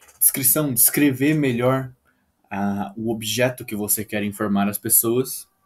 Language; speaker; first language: Portuguese; native; Portuguese